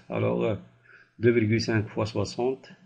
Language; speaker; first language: French; non-native, local second language; Arabic